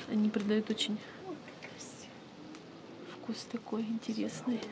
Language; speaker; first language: Russian; native; Russian